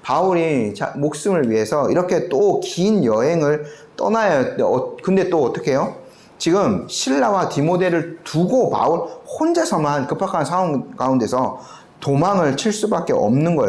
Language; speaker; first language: Korean; native; Korean